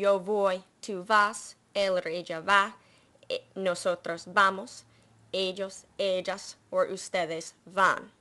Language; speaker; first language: Spanish; non-native, fluent; English